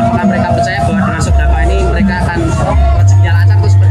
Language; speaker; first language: Indonesian; native; Indonesian